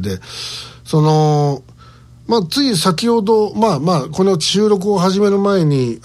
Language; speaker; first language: Japanese; native; Japanese